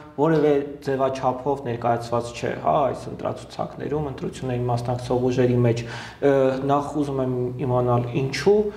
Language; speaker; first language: Armenian; native; Armenian